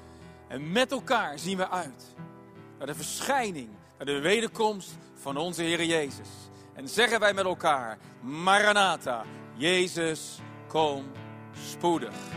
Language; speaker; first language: Dutch; native; Dutch